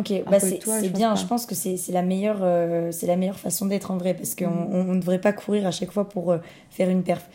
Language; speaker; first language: French; native; French